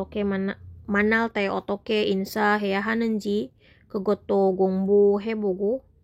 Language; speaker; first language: Korean; non-native, fluent; Indonesian